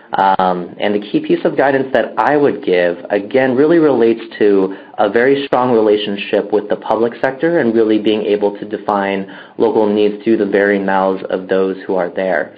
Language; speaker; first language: English; native; English